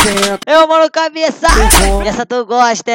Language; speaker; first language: Portuguese; native; Portuguese